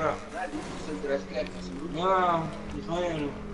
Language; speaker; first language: German; non-native, learner; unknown